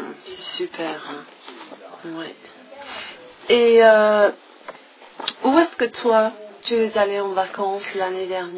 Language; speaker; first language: French; non-native, fluent; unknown